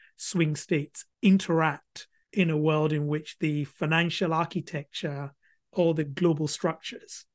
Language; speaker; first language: English; non-native, local second language; Akan